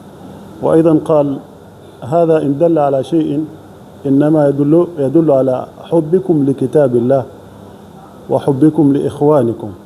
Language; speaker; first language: Arabic; non-native, fluent; Swahili